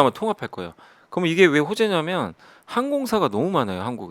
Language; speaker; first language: Korean; native; Korean